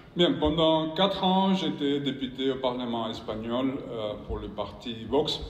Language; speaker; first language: French; non-native, fluent; Spanish